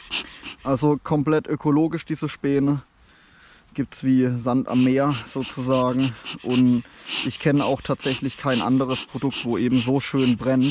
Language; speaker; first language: German; native; German